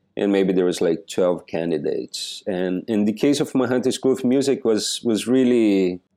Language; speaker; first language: English; non-native, fluent; Portuguese